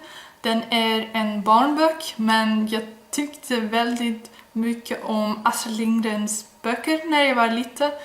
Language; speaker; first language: Swedish; non-native, learner; Dutch